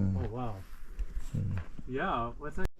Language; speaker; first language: English; non-native, learner; Korean